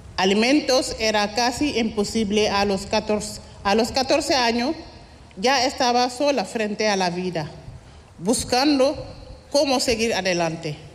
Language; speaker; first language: Spanish; native; Spanish